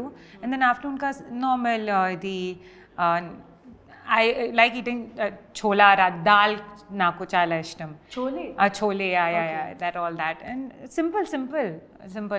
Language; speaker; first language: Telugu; non-native, learner; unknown